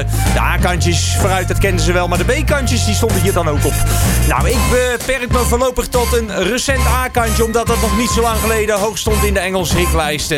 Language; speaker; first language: Dutch; native; Dutch